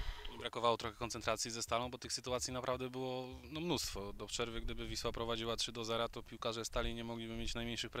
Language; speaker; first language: Polish; native; Polish